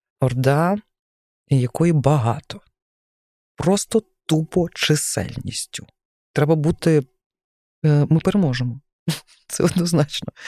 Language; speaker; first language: Ukrainian; native; Ukrainian